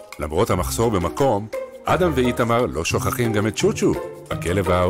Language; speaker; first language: Hebrew; native; Hebrew